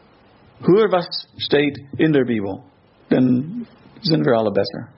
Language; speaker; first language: German; non-native, fluent; English